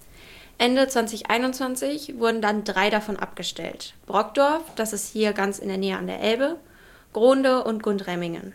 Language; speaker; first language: German; native; German